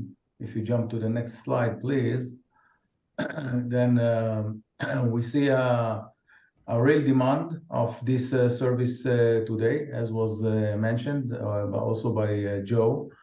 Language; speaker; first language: English; non-native, fluent; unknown